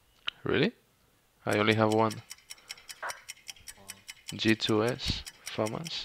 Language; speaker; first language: English; non-native, learner; Spanish